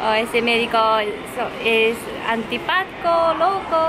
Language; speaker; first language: Spanish; non-native, fluent; Japanese